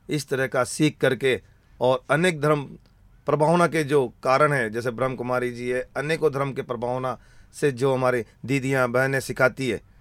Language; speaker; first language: Hindi; native; Hindi